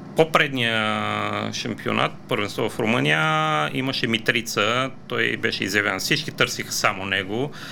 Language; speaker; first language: Bulgarian; non-native, fluent; Romanian